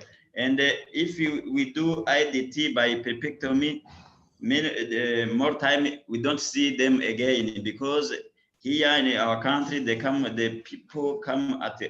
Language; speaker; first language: English; non-native, learner; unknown